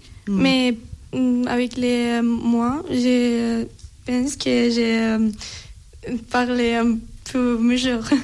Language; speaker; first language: French; non-native, learner; Spanish